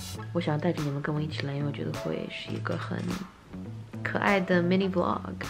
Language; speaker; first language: Chinese; early bilingual, heritage; Chinese